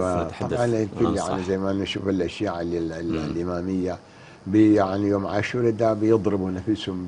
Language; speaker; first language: Arabic; native; Arabic